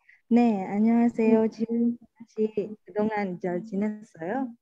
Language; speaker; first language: Korean; non-native, learner; Indonesian